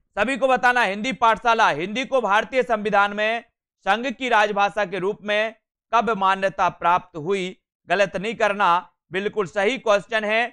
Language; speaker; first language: Hindi; native; Hindi